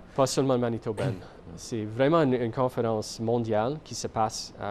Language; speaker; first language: French; non-native, fluent; English